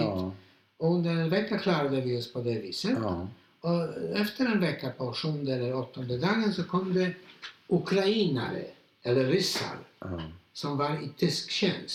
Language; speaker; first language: Swedish; non-native, fluent; Polish